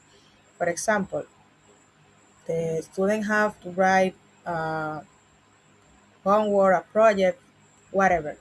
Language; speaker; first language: English; non-native, learner; Spanish